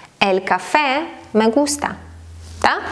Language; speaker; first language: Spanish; non-native, fluent; Ukrainian